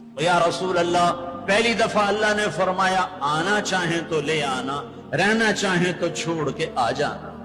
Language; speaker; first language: Urdu; non-native, local second language; Punjabi